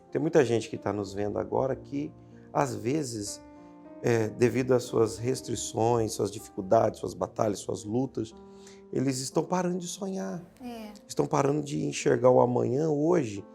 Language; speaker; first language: Portuguese; native; Portuguese